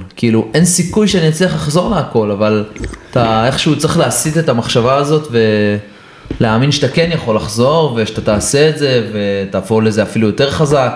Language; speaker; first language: Hebrew; native; Hebrew